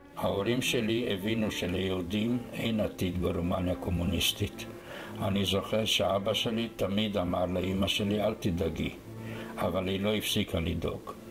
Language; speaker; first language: Hebrew; non-native, fluent; Romanian